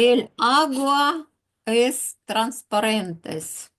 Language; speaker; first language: Spanish; non-native, learner; Ukrainian